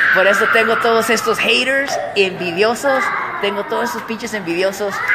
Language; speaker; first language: Spanish; early bilingual, other home language; English